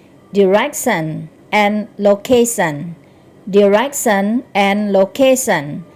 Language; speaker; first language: English; non-native, fluent; Indonesian